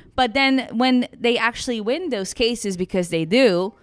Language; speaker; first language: English; non-native, fluent; Czech